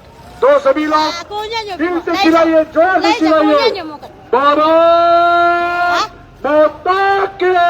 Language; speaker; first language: Hindi; non-native, local second language; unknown